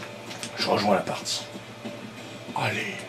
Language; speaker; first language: French; native; French